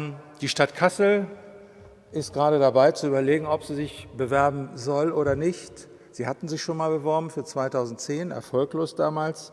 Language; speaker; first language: German; native; German